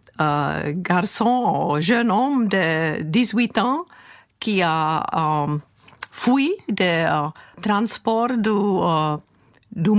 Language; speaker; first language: French; non-native, fluent; Czech